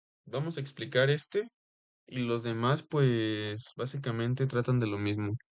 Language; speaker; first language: Spanish; native; Spanish